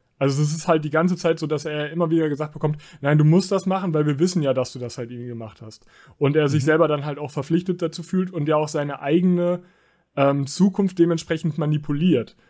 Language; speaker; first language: German; native; German